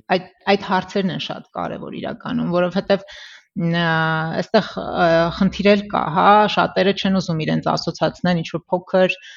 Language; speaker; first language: Armenian; early bilingual, heritage; Armenian